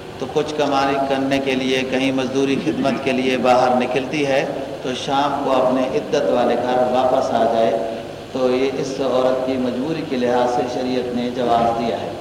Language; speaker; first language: Urdu; native; Urdu